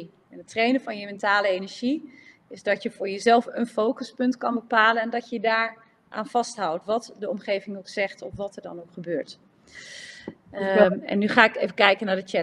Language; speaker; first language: Dutch; native; Dutch